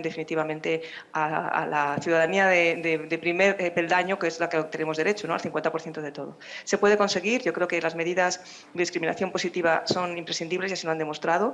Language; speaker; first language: Spanish; native; Spanish